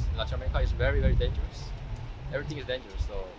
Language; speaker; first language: English; non-native, learner; Korean